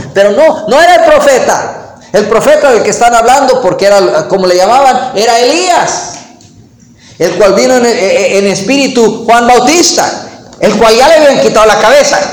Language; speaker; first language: Spanish; non-native, fluent; English